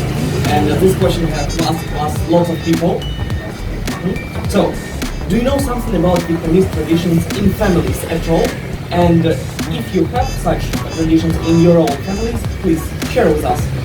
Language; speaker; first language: English; non-native, learner; Russian